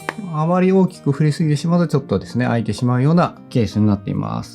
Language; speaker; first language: Japanese; native; Japanese